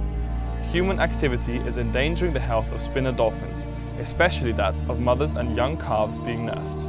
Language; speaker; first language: English; non-native, fluent; German